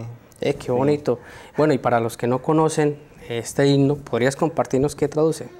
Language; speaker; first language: Spanish; native; Spanish